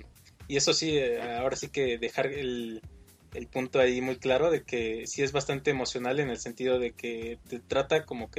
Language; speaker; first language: Spanish; native; Spanish